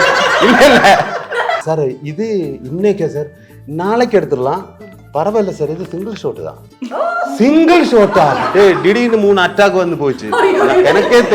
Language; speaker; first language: Tamil; non-native, learner; Malayalam